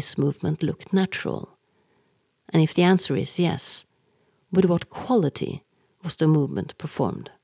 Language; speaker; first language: English; non-native, fluent; Norwegian